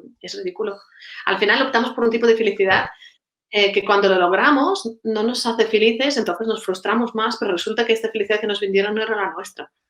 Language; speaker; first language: Spanish; non-native, fluent; Russian